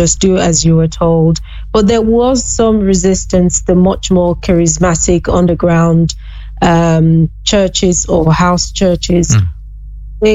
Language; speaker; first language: English; non-native, local second language; Yoruba